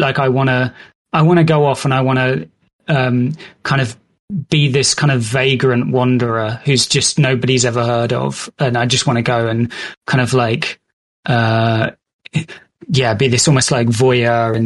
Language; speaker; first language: English; native; English